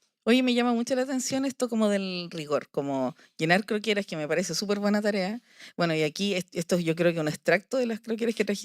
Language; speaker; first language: Spanish; native; Spanish